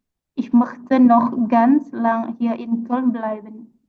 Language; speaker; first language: German; non-native, learner; Indonesian